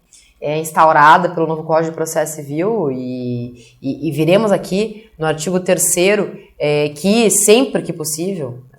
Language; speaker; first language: Portuguese; native; Portuguese